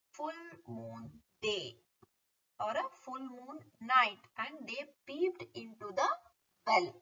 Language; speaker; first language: English; non-native, local second language; Kannada